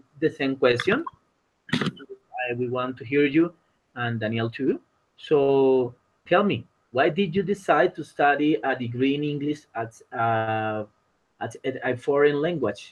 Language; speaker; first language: English; non-native, learner; Spanish